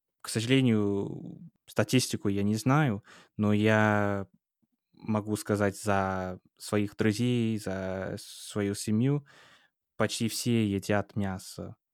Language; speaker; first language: Russian; non-native, fluent; English